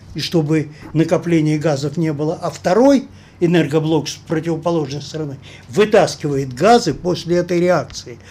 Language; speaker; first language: Russian; native; Russian